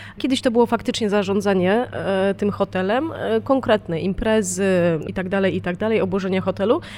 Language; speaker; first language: Polish; native; Polish